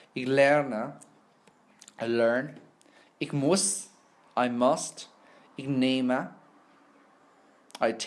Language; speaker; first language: German; non-native, fluent; English